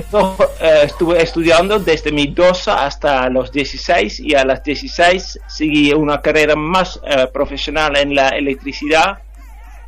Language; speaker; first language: Spanish; non-native, fluent; Dutch